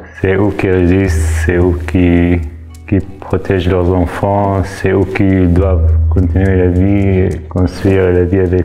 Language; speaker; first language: French; non-native, fluent; Arabic